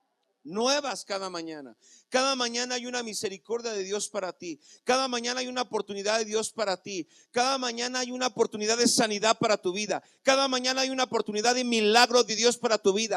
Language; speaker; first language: Spanish; native; Spanish